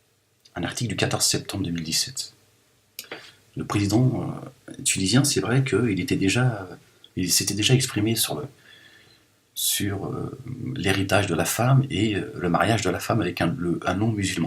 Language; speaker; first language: French; native; French